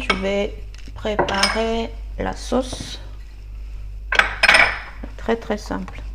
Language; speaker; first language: French; non-native, learner; Korean